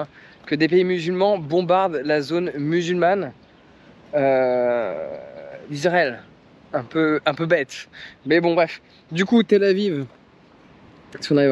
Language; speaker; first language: French; native; French